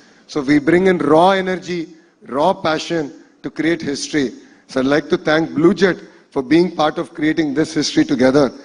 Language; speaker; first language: English; non-native, local second language; Telugu